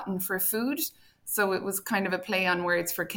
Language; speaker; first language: English; native; English